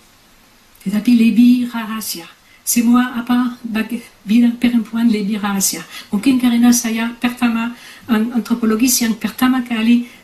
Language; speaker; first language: Indonesian; non-native, fluent; French